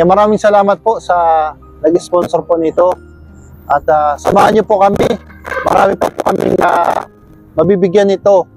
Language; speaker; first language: Filipino; non-native, local second language; Bikol